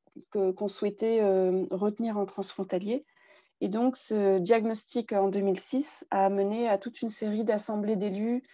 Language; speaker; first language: French; native; French